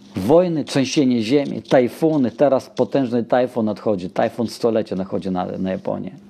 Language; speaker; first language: Polish; non-native, fluent; Russian